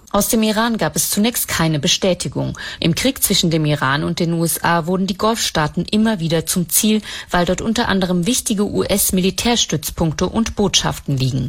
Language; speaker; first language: German; native; German